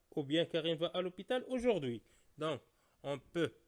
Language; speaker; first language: French; non-native, local second language; Arabic